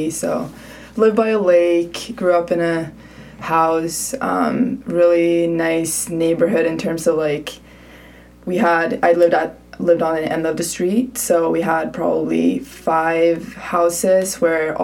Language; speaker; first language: English; non-native, fluent; Swedish